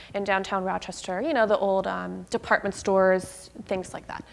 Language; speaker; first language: English; native; English